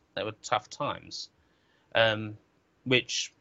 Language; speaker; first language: English; native; English